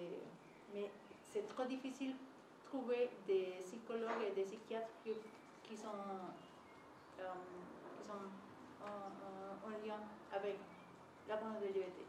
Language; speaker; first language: French; non-native, learner; Spanish